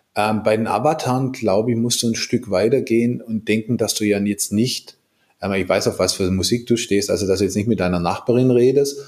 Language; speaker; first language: German; native; German